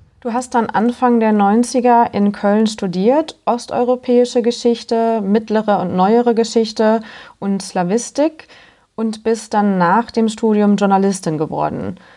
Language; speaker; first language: German; native; German